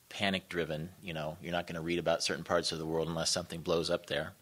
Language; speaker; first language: English; native; English